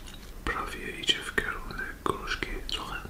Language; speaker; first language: Polish; early bilingual, heritage; Polish